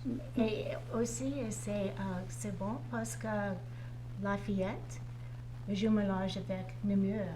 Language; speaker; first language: French; non-native, learner; English